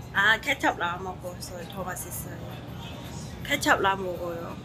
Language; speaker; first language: Korean; non-native, learner; Cantonese